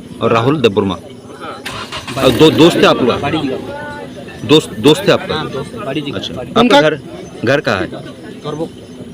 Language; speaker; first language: Hindi; non-native, local second language; Kok Borok